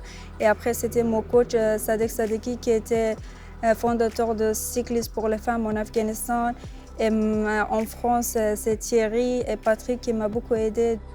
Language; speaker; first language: French; non-native, learner; Persian